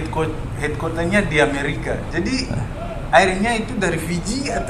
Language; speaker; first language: Indonesian; non-native, fluent; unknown